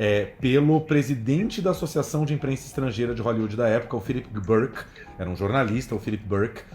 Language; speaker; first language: Portuguese; native; Portuguese